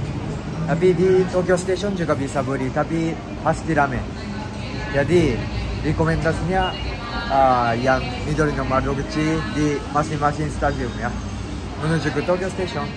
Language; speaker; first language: Indonesian; non-native, fluent; Japanese